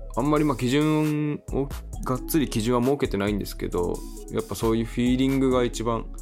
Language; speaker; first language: Japanese; native; Japanese